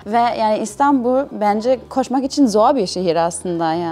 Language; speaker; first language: Turkish; non-native, fluent; German